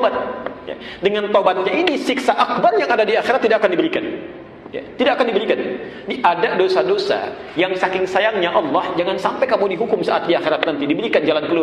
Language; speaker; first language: Indonesian; native; Indonesian